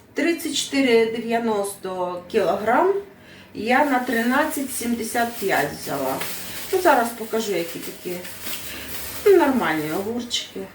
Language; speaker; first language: Ukrainian; non-native, local second language; Russian